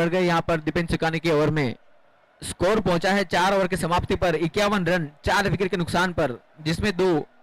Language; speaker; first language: Hindi; non-native, local second language; Gujarati